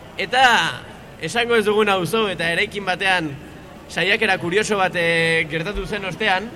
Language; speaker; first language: Basque; native; Basque